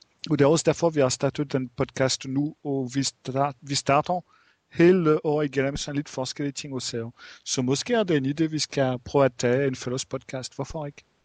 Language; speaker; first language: Danish; non-native, fluent; French